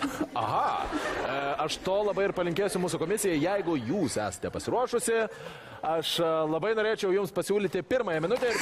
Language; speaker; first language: Lithuanian; native; Lithuanian